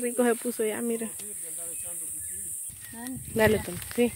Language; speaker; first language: Spanish; native; Spanish